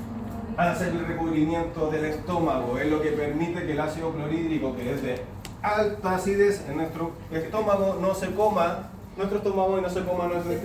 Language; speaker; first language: Spanish; native; Spanish